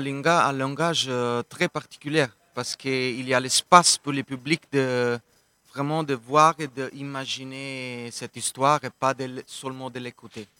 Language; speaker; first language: French; non-native, local second language; Italian